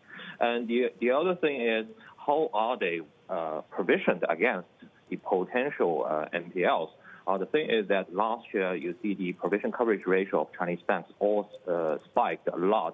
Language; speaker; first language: English; non-native, fluent; Chinese